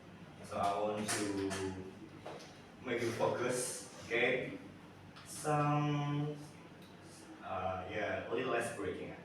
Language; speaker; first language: English; non-native, learner; Indonesian